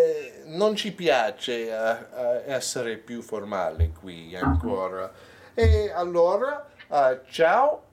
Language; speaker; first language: Italian; non-native, learner; English